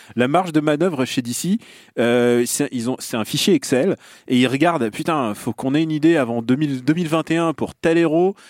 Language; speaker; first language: French; non-native, fluent; Russian